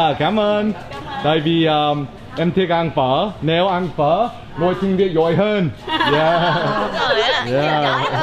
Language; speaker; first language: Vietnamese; non-native, learner; English